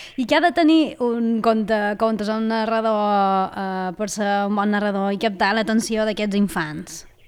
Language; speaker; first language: Catalan; native; Catalan